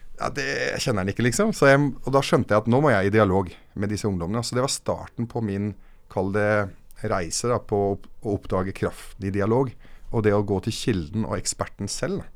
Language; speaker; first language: Norwegian; early bilingual, other home language; Arabic